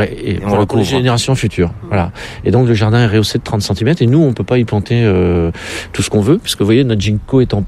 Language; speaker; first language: French; native; French